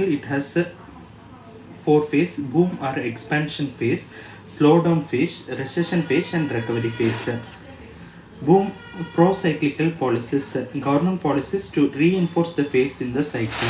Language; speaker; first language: English; non-native, local second language; Tamil